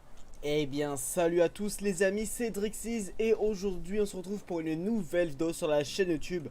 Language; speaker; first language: French; native; French